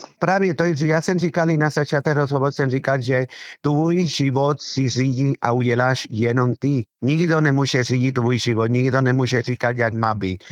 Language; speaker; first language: Czech; non-native, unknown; Spanish